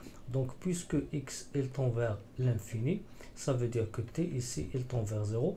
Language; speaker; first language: French; non-native, local second language; Arabic